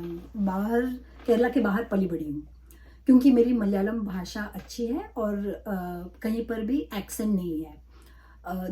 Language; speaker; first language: Hindi; non-native, local second language; Malayalam